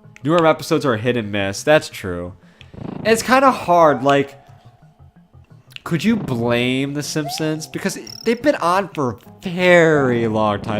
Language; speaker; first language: English; native; English